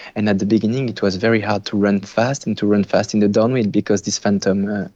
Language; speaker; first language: English; non-native, fluent; French